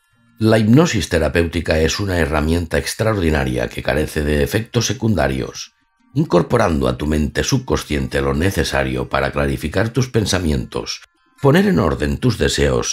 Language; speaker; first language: Spanish; native; Spanish